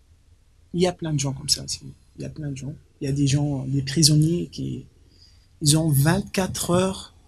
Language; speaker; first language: French; non-native, local second language; Arabic